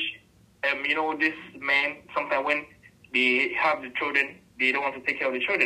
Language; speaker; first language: English; non-native, local second language; Akan